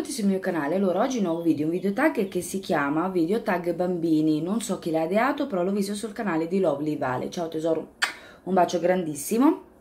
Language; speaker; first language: Italian; native; Italian